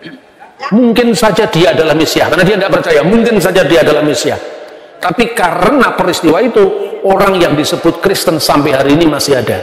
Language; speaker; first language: Indonesian; native; Indonesian